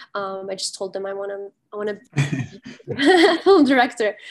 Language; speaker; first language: English; early bilingual, heritage; Arabic